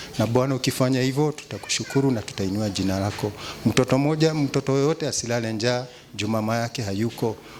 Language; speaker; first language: Swahili; non-native, local second language; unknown